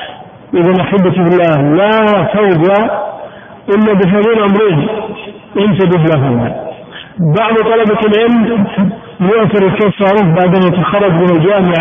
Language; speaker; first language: Arabic; native; Arabic